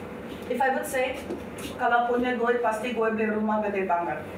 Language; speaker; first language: Indonesian; non-native, fluent; German